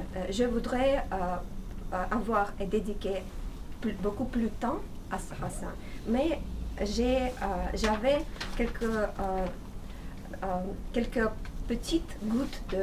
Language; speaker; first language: French; non-native, fluent; Russian